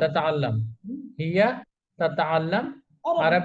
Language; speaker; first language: Arabic; non-native, learner; Urdu